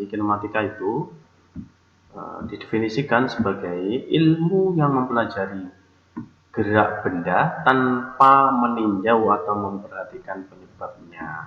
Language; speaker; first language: Indonesian; native; Indonesian